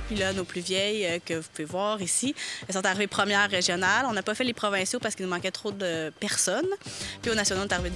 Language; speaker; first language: French; native; French